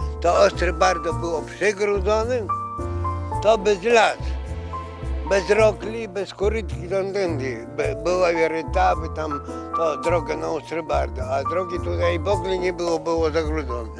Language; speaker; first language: Polish; non-native, local second language; Ukrainian